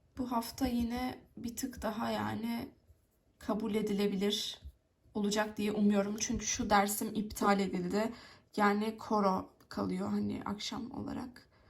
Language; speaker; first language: Turkish; native; Turkish